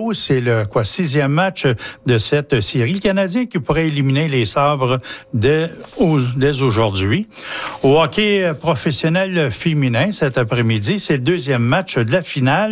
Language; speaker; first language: French; native; French